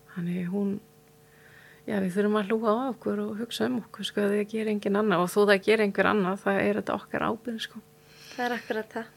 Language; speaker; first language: Icelandic; non-native, fluent; German